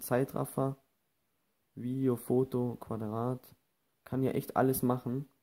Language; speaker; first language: German; native; German